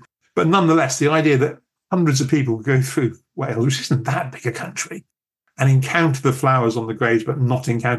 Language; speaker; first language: English; native; English